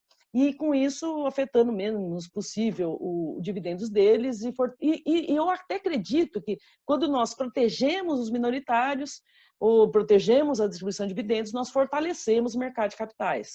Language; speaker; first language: Portuguese; native; Portuguese